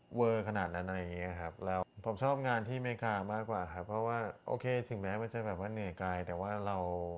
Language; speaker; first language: Thai; early bilingual, other home language; Korean